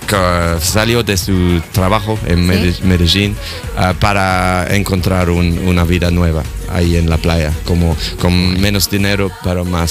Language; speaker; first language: Spanish; non-native, fluent; English